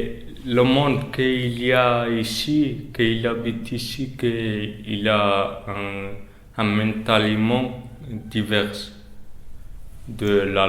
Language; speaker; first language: French; non-native, learner; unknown